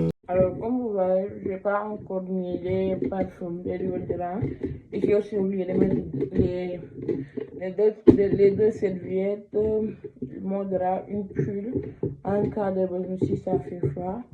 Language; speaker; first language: French; non-native, fluent; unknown